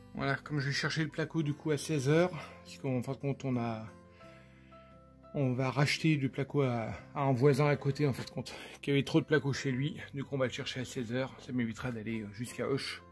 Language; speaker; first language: French; native; French